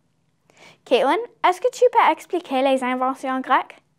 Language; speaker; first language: French; non-native, learner; English